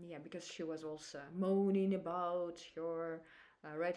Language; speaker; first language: English; non-native, fluent; Russian